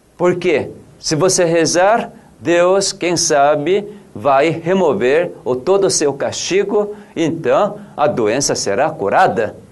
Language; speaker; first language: Portuguese; non-native, fluent; Korean